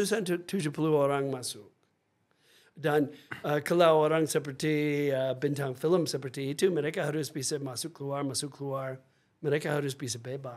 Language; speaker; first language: Indonesian; non-native, fluent; English